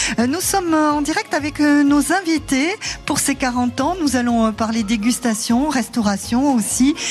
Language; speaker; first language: French; native; French